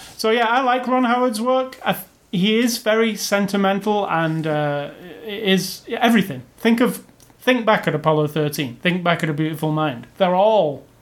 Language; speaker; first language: English; native; English